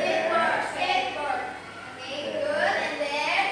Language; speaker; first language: English; non-native, learner; Indonesian